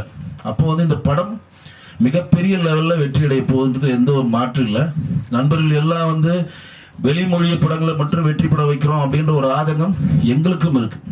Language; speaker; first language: Tamil; native; Tamil